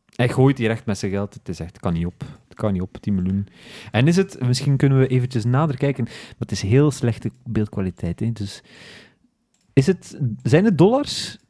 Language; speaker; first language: Dutch; native; Dutch